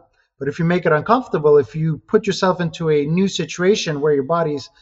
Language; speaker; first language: English; non-native, fluent; Ukrainian